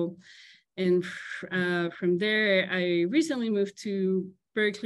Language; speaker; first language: English; non-native, fluent; French